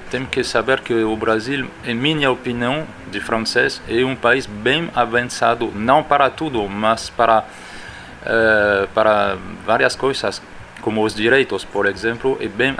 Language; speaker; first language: Portuguese; non-native, fluent; French